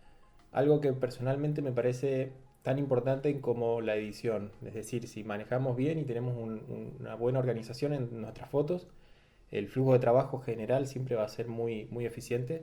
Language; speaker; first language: Spanish; native; Spanish